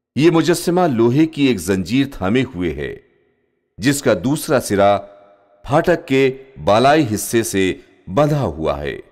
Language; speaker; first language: Urdu; native; Urdu